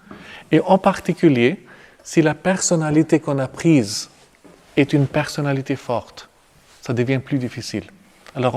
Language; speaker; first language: French; non-native, fluent; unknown